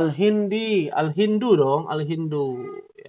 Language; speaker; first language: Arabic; non-native, fluent; Indonesian